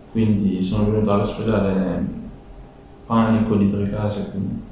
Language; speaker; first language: Italian; non-native, fluent; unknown